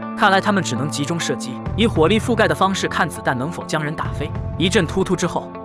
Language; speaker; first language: Chinese; native; Chinese